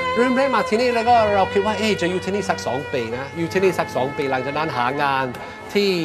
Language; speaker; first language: Thai; non-native, fluent; English